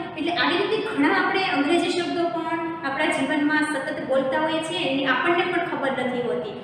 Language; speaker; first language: Gujarati; native; Gujarati